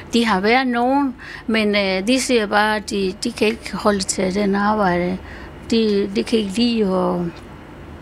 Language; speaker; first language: Danish; non-native, fluent; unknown